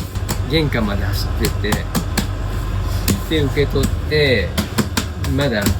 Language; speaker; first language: Japanese; native; Japanese